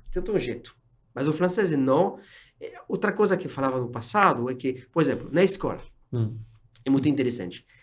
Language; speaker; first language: Portuguese; non-native, fluent; French